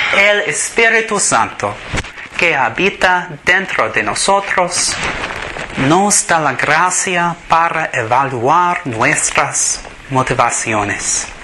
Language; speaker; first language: Spanish; non-native, learner; English